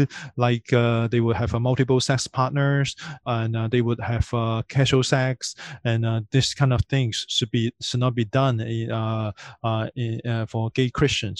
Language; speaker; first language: English; non-native, local second language; Cantonese